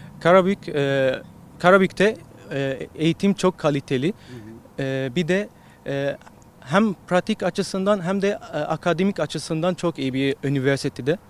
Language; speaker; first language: Turkish; non-native, fluent; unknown